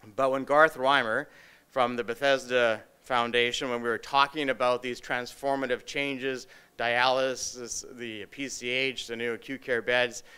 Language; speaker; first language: English; native; English